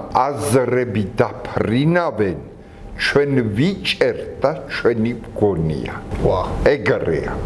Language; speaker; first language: Georgian; non-native, local second language; Svan